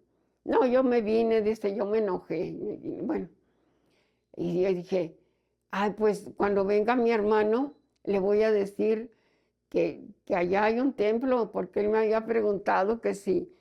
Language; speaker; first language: Spanish; native; Spanish